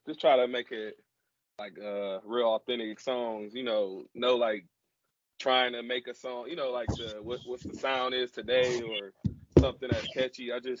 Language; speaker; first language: English; native; English